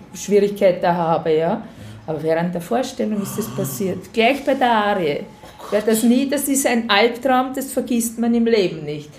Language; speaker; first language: German; native; German